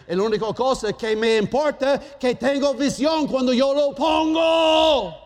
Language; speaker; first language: Spanish; non-native, fluent; German